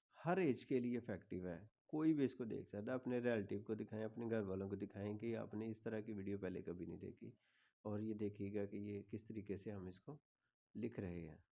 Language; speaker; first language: Urdu; non-native, local second language; Punjabi